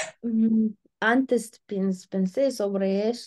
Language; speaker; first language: Spanish; non-native, learner; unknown